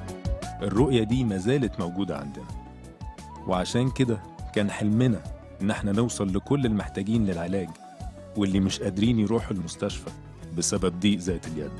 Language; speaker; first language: Arabic; native; Arabic